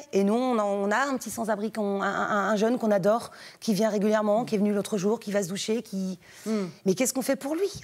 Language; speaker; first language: French; native; French